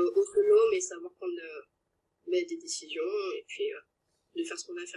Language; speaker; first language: French; native; French